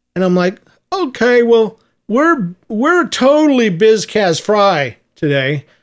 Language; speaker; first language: English; native; English